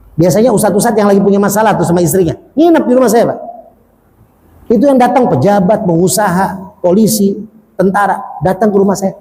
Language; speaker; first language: Indonesian; native; Indonesian